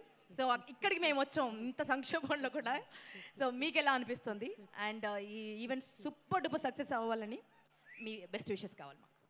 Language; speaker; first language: Telugu; native; Telugu